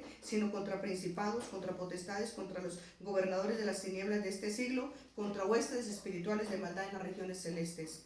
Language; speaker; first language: Spanish; native; Spanish